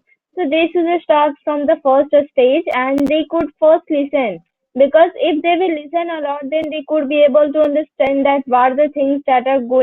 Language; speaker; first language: English; non-native, learner; Hindi